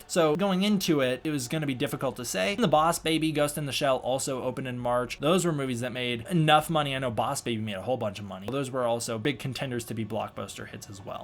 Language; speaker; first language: English; native; English